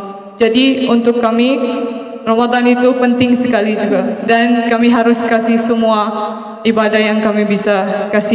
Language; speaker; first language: Indonesian; non-native, fluent; Maranao